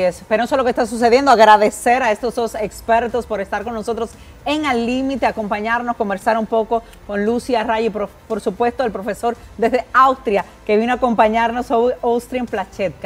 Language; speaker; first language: Spanish; native; Spanish